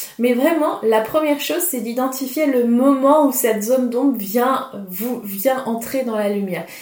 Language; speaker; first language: French; native; French